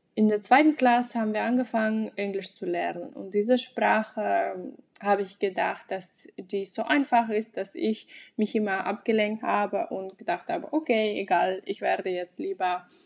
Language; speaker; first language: German; non-native, fluent; Russian